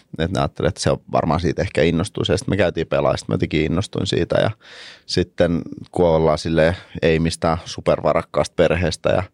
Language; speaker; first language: Finnish; early bilingual, other home language; Russian